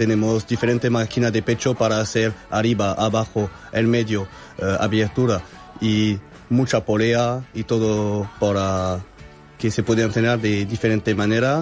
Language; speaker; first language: Spanish; non-native, fluent; French